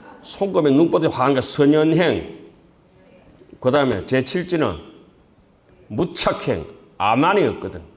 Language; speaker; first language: Korean; native; Korean